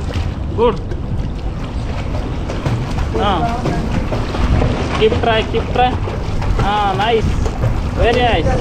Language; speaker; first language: English; non-native, local second language; Hindi